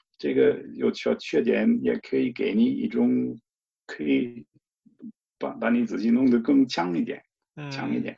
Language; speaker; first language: Chinese; non-native, fluent; German